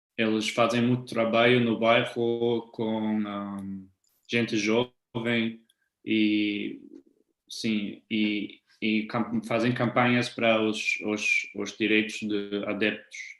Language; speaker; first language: Portuguese; non-native, fluent; German